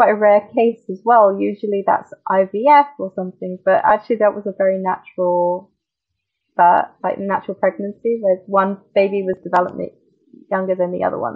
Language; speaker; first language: English; native; English